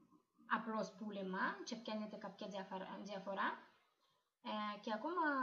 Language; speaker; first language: Greek; non-native, learner; Russian